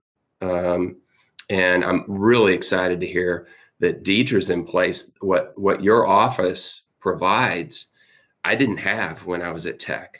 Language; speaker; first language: English; native; English